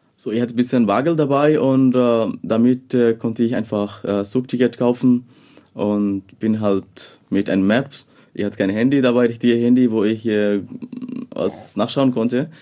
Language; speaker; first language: German; non-native, fluent; Bangla